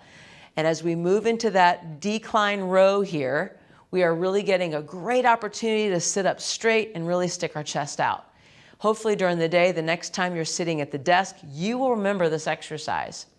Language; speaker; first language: English; native; English